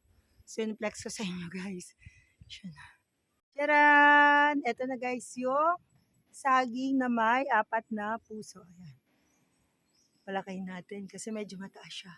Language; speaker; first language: Filipino; non-native, local second language; Bikol